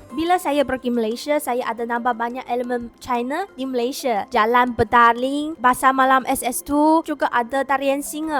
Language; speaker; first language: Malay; non-native, fluent; Chinese